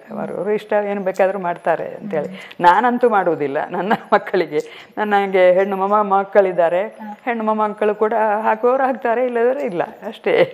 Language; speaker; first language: Kannada; non-native, local second language; Malayalam